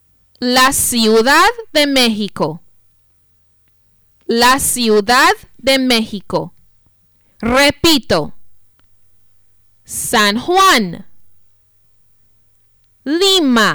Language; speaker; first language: Spanish; non-native, fluent; English